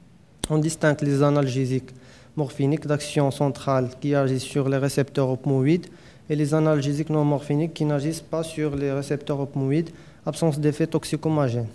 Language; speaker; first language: French; non-native, local second language; Arabic